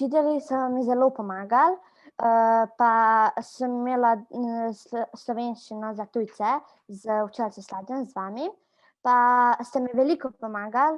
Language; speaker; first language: Slovenian; non-native, learner; Albanian